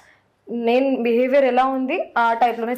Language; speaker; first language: Telugu; non-native, fluent; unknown